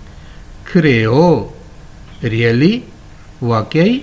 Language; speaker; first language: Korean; non-native, fluent; Urdu